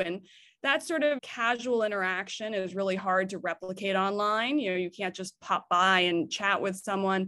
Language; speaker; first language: English; native; English